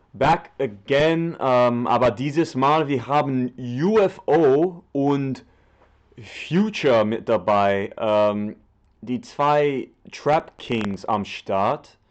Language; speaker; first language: German; non-native, learner; English